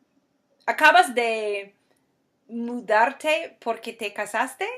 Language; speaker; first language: Spanish; non-native, fluent; English